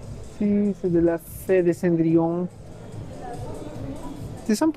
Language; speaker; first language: French; non-native, fluent; Spanish